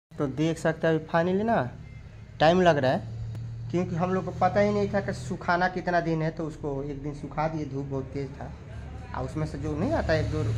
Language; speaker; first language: Hindi; native; Hindi